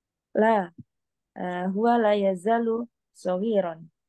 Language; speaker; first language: Arabic; non-native, learner; Indonesian